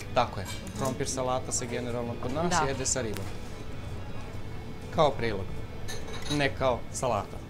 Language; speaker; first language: Serbian; native; Serbian